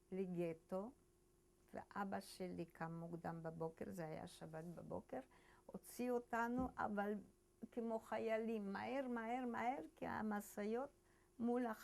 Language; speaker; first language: Hebrew; early bilingual, other home language; Polish